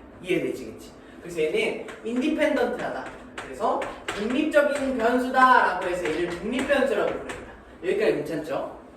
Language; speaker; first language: Korean; native; Korean